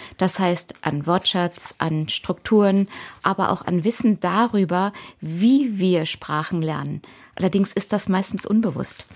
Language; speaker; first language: German; native; German